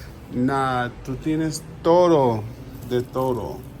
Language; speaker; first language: Spanish; non-native, learner; English